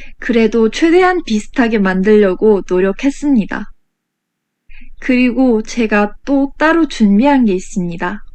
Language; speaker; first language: Korean; non-native, fluent; Chinese